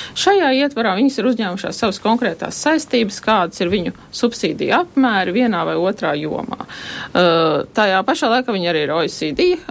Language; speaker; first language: Latvian; native; Latvian